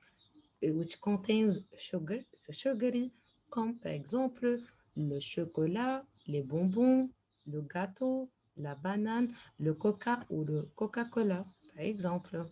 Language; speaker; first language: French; non-native, fluent; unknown